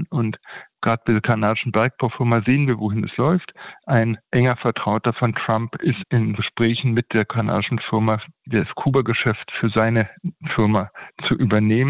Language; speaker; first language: German; native; German